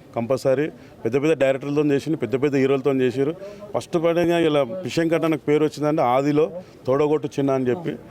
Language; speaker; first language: Telugu; native; Telugu